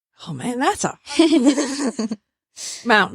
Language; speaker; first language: English; native; English